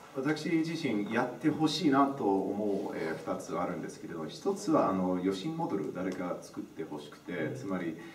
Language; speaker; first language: Japanese; non-native, fluent; English